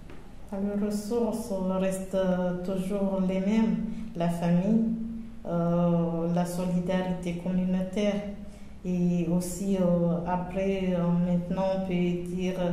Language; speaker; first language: French; non-native, local second language; Comorian